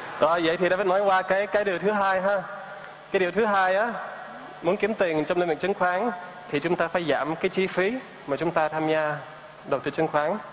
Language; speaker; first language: Vietnamese; non-native, fluent; English